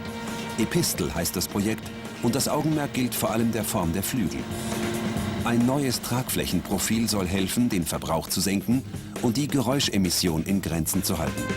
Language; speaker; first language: German; native; German